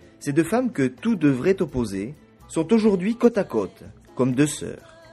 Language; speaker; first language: French; native; French